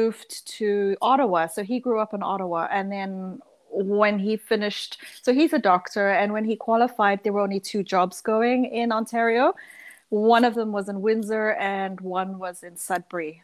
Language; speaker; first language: English; early bilingual, other home language; Dutch